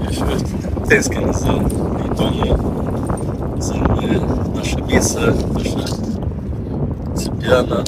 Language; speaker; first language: Polish; non-native, learner; Portuguese